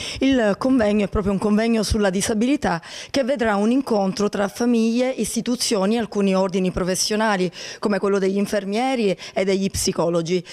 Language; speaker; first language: Italian; native; Italian